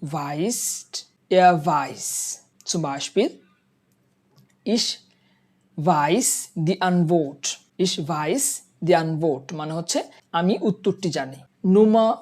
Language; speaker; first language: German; non-native, fluent; Bangla